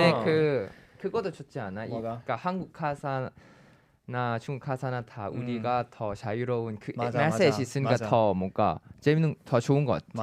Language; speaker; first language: Korean; non-native, fluent; Thai